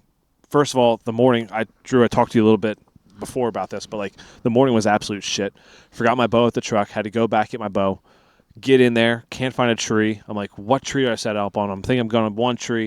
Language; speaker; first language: English; native; English